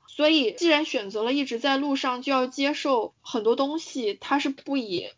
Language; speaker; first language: Chinese; native; Chinese